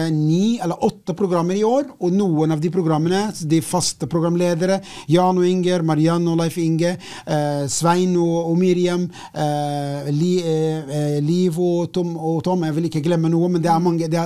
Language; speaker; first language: Swedish; non-native, fluent; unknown